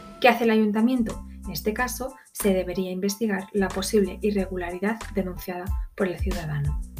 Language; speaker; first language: Spanish; native; Spanish